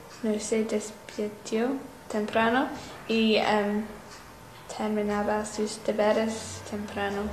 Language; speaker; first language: Spanish; non-native, learner; English